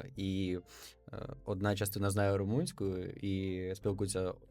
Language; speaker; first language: Ukrainian; native; Ukrainian